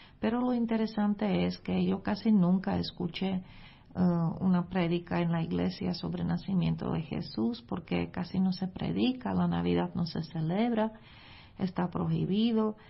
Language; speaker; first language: Spanish; non-native, fluent; Czech